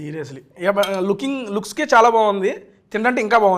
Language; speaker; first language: Telugu; native; Telugu